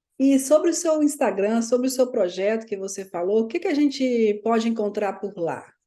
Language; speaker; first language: Portuguese; native; Portuguese